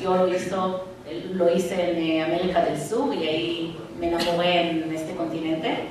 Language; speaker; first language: Spanish; non-native, fluent; Hebrew